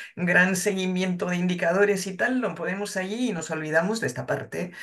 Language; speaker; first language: Spanish; non-native, fluent; French